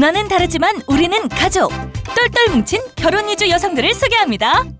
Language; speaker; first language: Korean; native; Korean